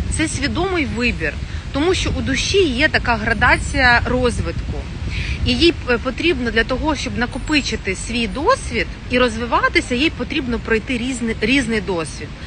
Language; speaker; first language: Ukrainian; non-native, local second language; Russian